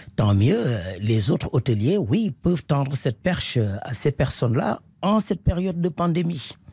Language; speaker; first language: French; non-native, local second language; Wolof